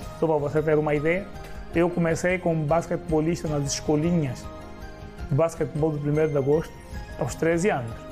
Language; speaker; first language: Portuguese; native; Portuguese